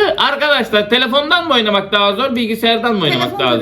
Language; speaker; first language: Turkish; native; Turkish